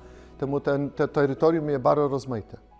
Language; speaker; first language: Polish; non-native, local second language; Kashubian